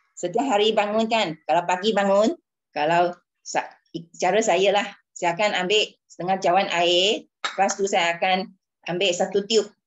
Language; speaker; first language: Malay; non-native, local second language; Chinese